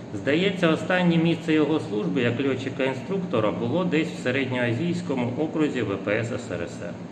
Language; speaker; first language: Ukrainian; non-native, local second language; Russian